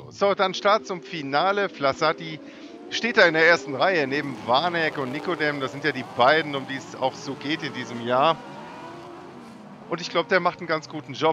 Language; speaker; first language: German; native; German